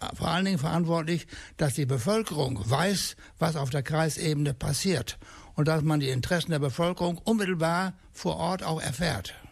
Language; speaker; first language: German; native; German